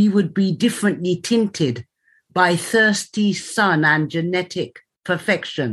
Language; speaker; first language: English; native; English